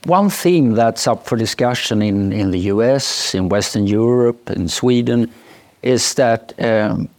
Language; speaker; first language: English; non-native, fluent; Swedish